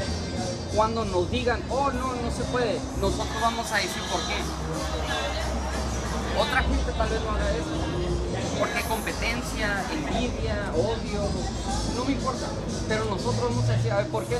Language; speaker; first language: Spanish; early bilingual, heritage; Spanish